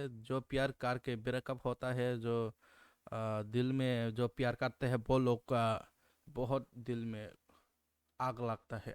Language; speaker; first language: Hindi; non-native, local second language; Kok Borok